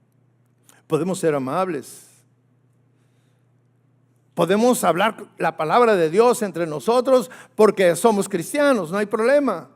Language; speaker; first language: Spanish; native; Spanish